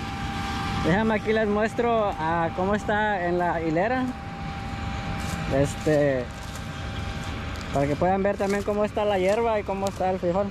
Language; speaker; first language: Spanish; native; Spanish